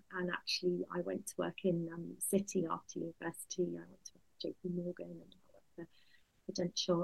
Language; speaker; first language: English; native; English